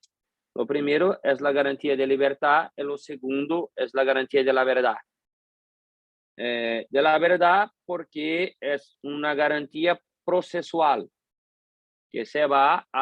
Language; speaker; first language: Spanish; non-native, fluent; Portuguese